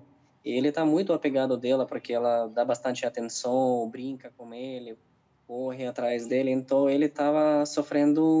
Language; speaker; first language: Portuguese; non-native, fluent; Ukrainian